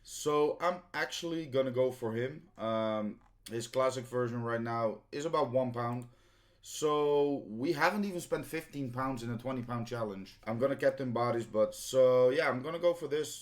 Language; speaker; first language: English; non-native, fluent; Dutch